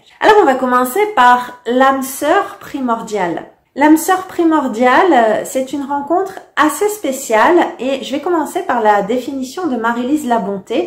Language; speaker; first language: French; native; French